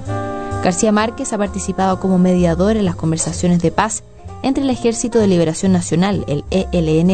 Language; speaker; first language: Spanish; native; Spanish